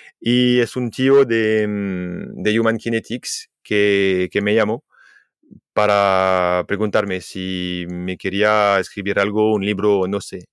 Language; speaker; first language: Spanish; non-native, fluent; French